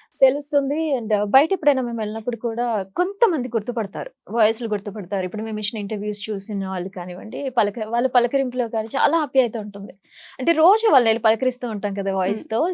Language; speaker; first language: Telugu; native; Telugu